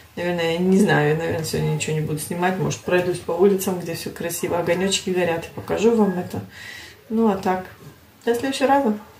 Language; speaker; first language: Russian; early bilingual, heritage; Russian